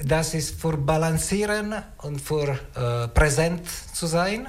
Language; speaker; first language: German; non-native, learner; Italian